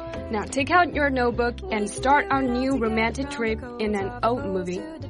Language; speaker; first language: English; non-native, fluent; Chinese